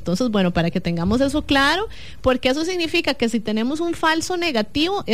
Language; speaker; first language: Spanish; native; Spanish